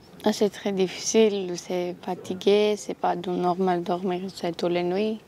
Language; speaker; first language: French; non-native, learner; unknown